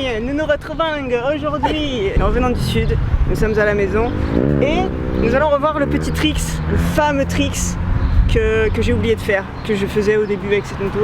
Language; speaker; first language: French; native; French